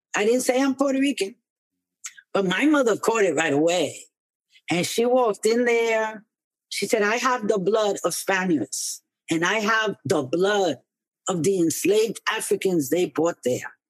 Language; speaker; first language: English; early bilingual, other home language; Spanish